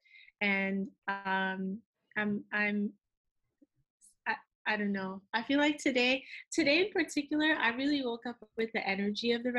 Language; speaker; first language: English; early bilingual, other home language; Haitian Creole